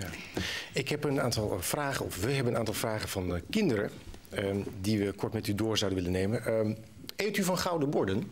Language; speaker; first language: Dutch; native; Dutch